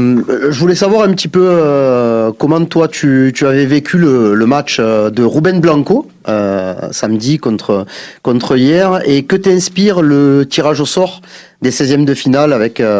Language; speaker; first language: French; native; French